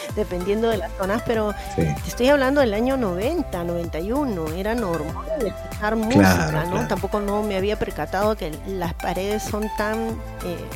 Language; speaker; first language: Spanish; native; Spanish